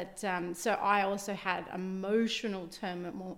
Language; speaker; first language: English; native; English